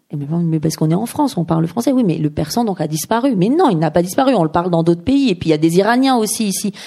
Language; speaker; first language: French; early bilingual, other home language; Persian